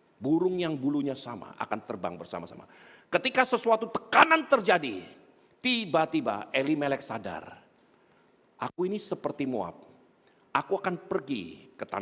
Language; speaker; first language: Indonesian; native; Indonesian